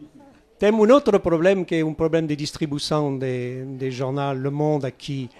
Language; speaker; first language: Portuguese; non-native, learner; French